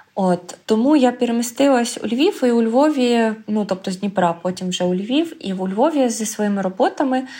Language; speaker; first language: Ukrainian; native; Ukrainian